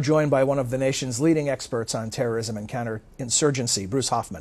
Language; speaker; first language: English; native; English